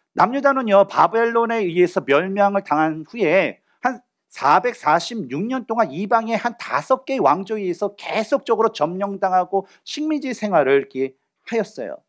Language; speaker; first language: Korean; native; Korean